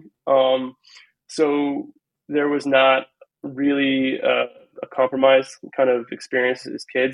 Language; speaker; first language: English; native; English